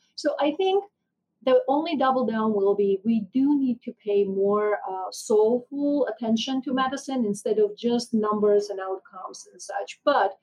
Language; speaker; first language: English; non-native, fluent; Armenian